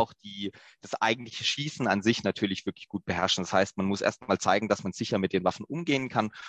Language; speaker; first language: German; native; German